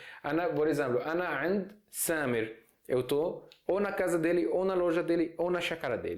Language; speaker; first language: Portuguese; non-native, fluent; Arabic